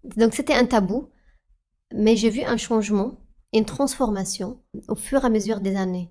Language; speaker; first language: French; non-native, fluent; Arabic